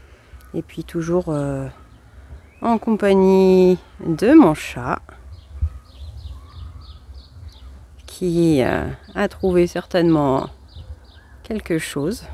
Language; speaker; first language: French; native; French